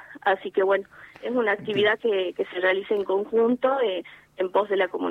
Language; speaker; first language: Spanish; native; Spanish